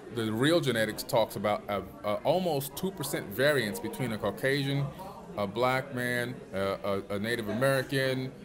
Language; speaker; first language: English; native; English